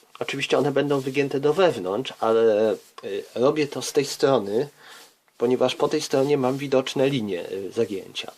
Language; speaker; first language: Polish; native; Polish